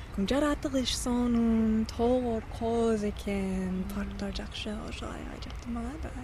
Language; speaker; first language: Kyrgyz; non-native, fluent; English